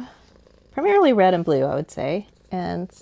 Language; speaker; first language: English; native; English